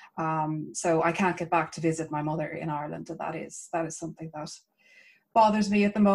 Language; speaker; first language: English; native; English